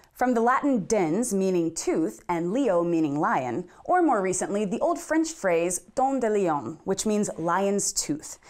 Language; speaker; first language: English; native; English